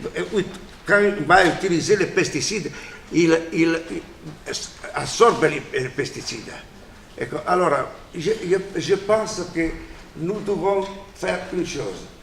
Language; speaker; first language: French; non-native, fluent; Italian